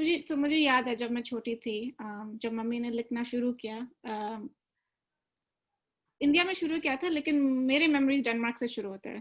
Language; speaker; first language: Hindi; early bilingual, other home language; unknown